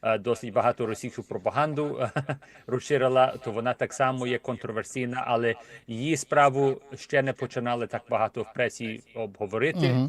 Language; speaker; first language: Ukrainian; early bilingual, heritage; Ukrainian